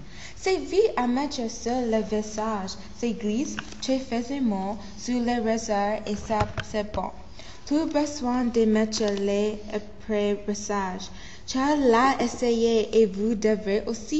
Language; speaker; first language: French; non-native, learner; English